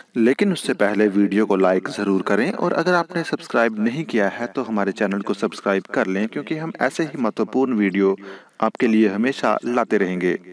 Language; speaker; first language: Hindi; native; Hindi